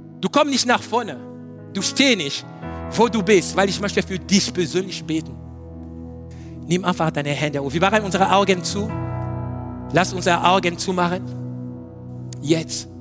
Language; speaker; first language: German; non-native, learner; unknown